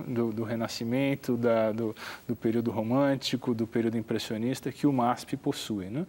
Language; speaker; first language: Portuguese; native; Portuguese